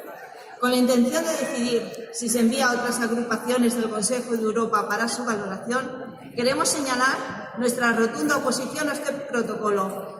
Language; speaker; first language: Spanish; native; Spanish